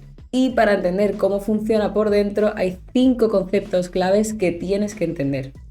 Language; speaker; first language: Spanish; native; Spanish